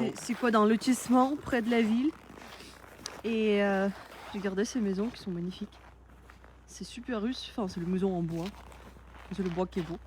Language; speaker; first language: French; non-native, fluent; Russian